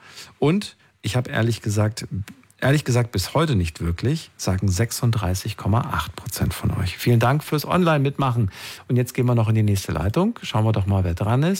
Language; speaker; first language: German; native; German